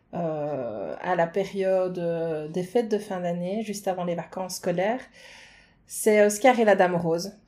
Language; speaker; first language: French; native; French